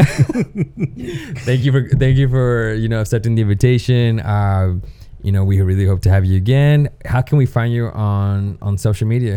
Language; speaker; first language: English; native; English